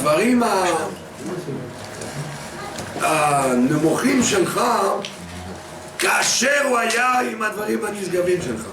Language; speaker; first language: Hebrew; non-native, fluent; French